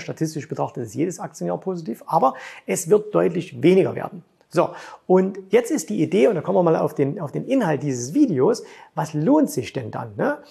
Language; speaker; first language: German; native; German